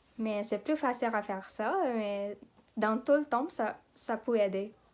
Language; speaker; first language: French; non-native, learner; Pampanga